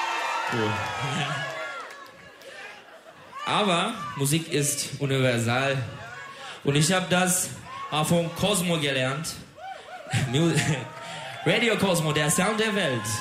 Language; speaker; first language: German; non-native, learner; Turkish